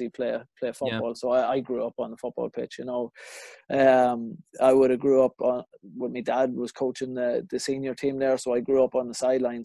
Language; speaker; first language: English; native; English